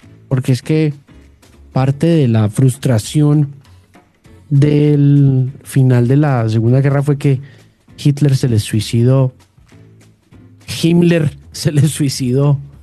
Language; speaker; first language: Spanish; native; Spanish